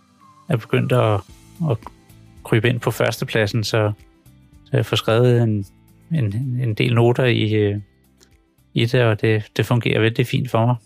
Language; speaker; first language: Swedish; non-native, learner; Danish